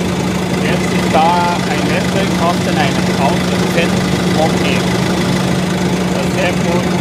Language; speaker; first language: German; native; German